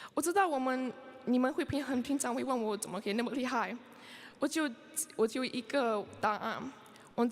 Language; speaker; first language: Chinese; early bilingual, heritage; Chinese